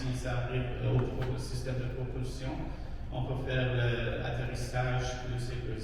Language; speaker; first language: French; non-native, fluent; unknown